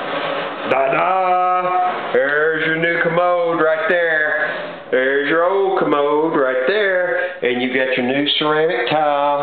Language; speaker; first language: English; native; English